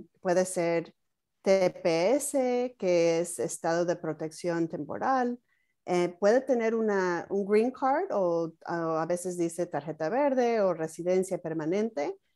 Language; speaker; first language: Spanish; non-native, fluent; English